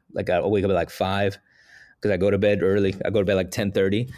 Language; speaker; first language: English; early bilingual, other home language; Spanish